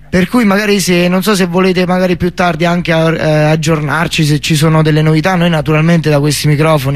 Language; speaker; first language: Italian; native; Italian